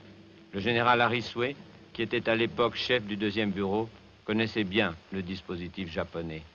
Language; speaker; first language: French; native; French